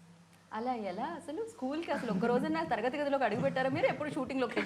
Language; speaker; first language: Telugu; native; Telugu